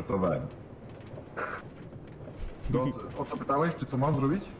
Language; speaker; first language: Polish; native; Polish